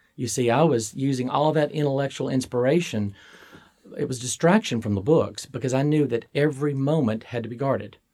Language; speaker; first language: English; native; English